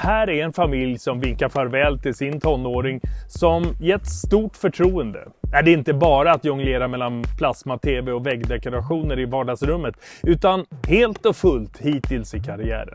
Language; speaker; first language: Swedish; native; Swedish